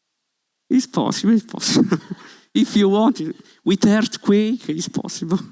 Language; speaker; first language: English; non-native, learner; Italian